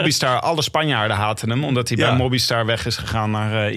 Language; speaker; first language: Dutch; native; Dutch